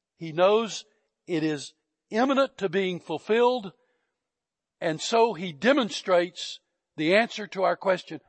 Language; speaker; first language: English; native; English